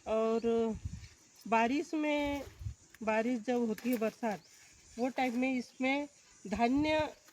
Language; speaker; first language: Hindi; non-native, local second language; Marathi